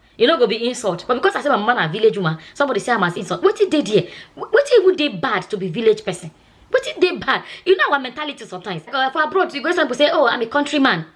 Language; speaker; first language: Nigerian Pidgin; non-native, local second language; Igbo